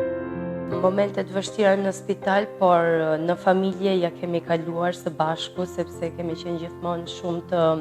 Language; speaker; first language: Albanian; early bilingual, heritage; Albanian